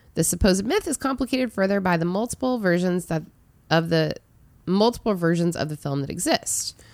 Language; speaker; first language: English; native; English